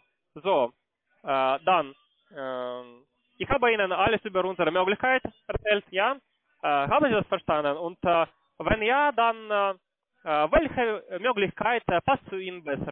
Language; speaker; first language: German; non-native, learner; Russian